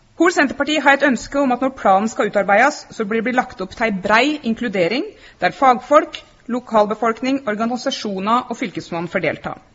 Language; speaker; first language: Norwegian; native; Norwegian